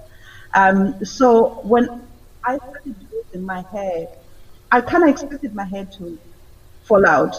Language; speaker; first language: English; non-native, local second language; Shona